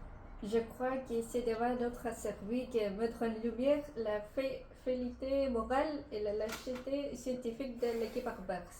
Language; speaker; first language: French; non-native, learner; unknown